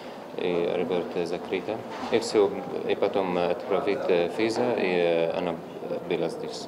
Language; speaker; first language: Russian; non-native, learner; Arabic